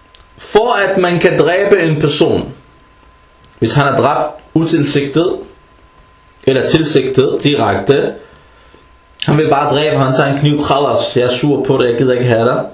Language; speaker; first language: Danish; early bilingual, other home language; Arabic